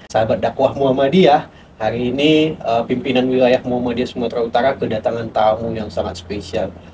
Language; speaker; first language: Indonesian; native; Indonesian